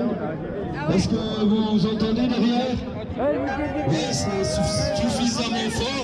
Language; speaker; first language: French; native; French